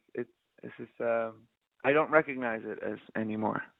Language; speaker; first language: English; native; English